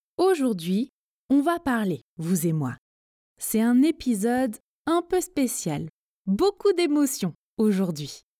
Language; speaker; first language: French; native; French